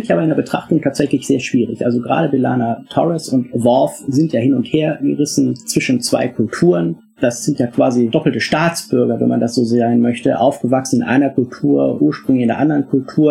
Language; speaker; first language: German; native; German